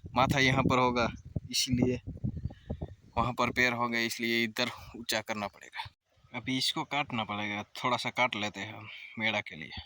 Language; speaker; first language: Hindi; non-native, local second language; Gujarati